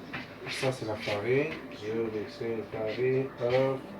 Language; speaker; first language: French; non-native, fluent; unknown